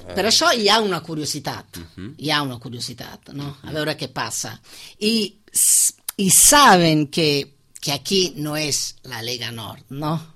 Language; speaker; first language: Catalan; non-native, fluent; Italian